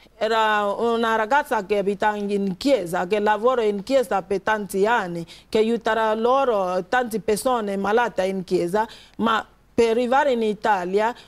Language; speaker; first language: Italian; non-native, fluent; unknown